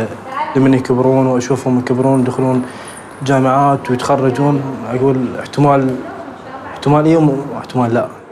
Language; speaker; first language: Arabic; native; Arabic